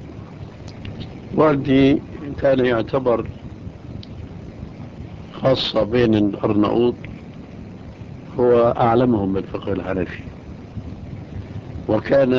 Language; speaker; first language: Arabic; early bilingual, other home language; Albanian